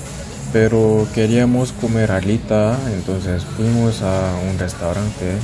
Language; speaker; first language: Spanish; non-native, learner; Korean